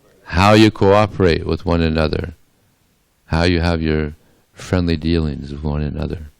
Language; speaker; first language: English; native; English